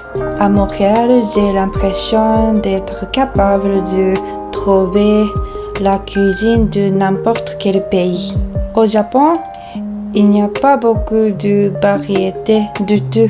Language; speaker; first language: French; non-native, learner; Japanese